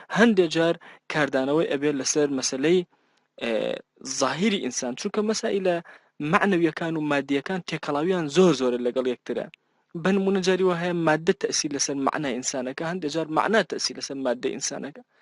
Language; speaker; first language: Central Kurdish; non-native, local second language; Gurani